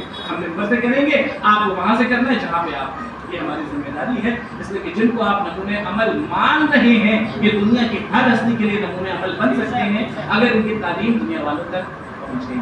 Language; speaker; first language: Urdu; native; Urdu